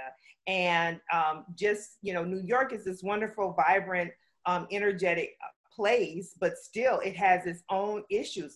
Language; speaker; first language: English; native; English